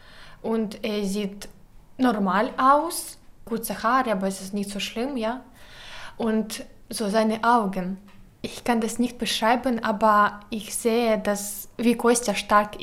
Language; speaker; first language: German; non-native, learner; Ukrainian